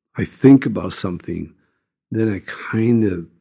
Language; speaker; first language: English; non-native, fluent; Japanese